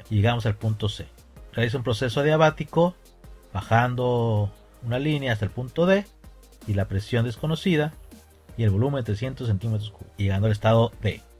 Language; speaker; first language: Spanish; native; Spanish